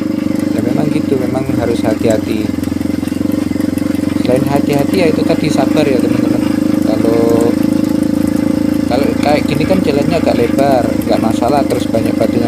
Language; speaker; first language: Indonesian; native; Indonesian